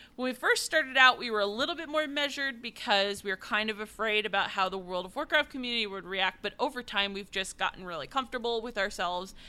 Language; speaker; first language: English; native; English